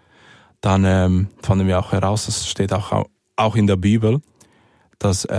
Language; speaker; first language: German; early bilingual, other home language; Spanish